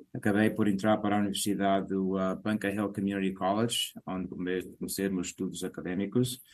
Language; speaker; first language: Portuguese; native; Portuguese